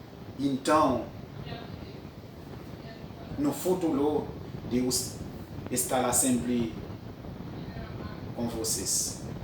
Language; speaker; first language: Portuguese; non-native, fluent; French